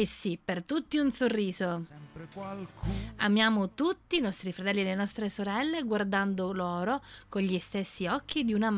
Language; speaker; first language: Italian; native; Italian